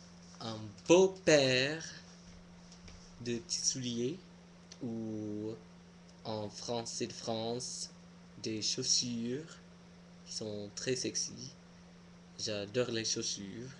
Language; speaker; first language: French; non-native, fluent; English